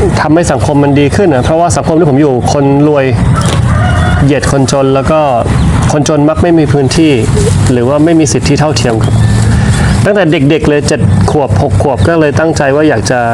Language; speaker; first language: Thai; native; Thai